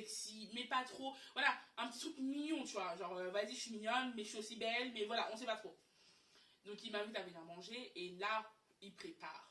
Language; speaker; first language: French; native; French